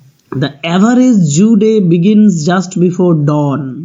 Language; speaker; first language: English; non-native, local second language; Bangla